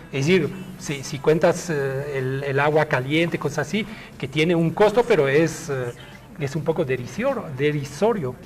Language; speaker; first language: Spanish; early bilingual, other home language; French